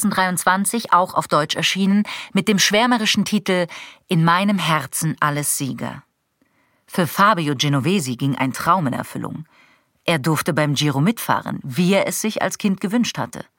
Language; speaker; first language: German; native; German